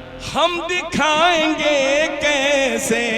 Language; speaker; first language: Urdu; native; Urdu